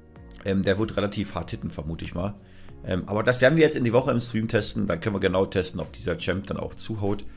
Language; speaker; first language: German; native; German